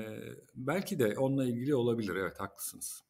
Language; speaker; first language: Turkish; native; Turkish